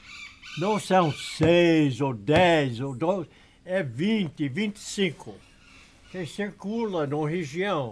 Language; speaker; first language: Portuguese; non-native, learner; English